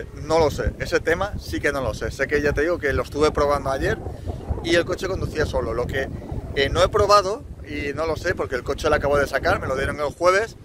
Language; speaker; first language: Spanish; native; Spanish